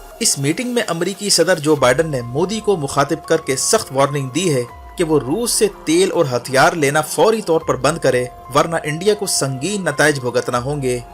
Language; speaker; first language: Urdu; native; Urdu